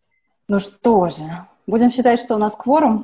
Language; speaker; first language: Russian; native; Russian